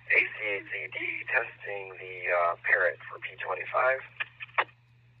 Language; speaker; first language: English; native; English